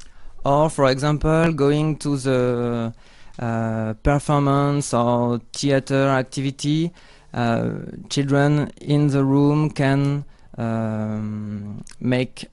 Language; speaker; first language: English; non-native, learner; French